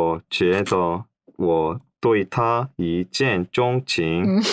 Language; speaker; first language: Chinese; non-native, learner; Korean